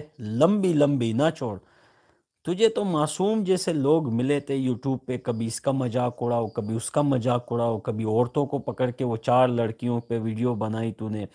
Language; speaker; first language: Urdu; non-native, local second language; Pashto